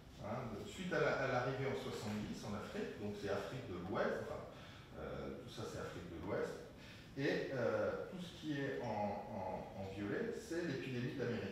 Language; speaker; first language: French; native; French